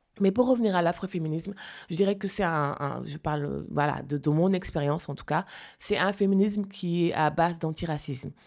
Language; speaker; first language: French; non-native, local second language; Fula